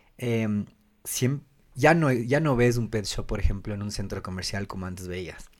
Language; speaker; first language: Spanish; native; Spanish